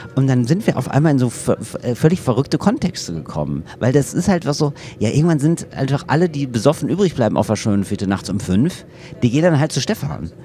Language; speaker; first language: German; native; German